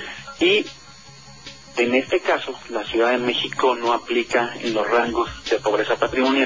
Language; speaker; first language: Spanish; native; Spanish